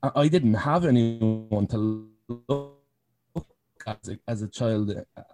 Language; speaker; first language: English; native; English